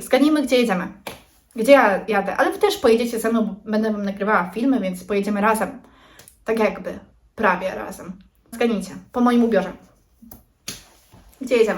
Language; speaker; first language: Polish; native; Polish